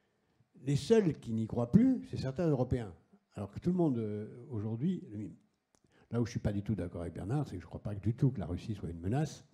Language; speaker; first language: French; native; French